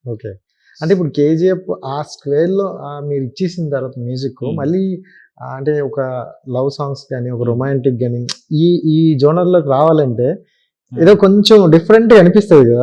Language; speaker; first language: Telugu; native; Telugu